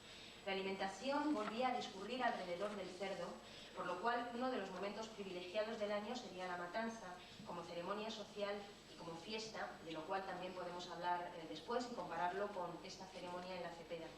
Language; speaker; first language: Spanish; native; Spanish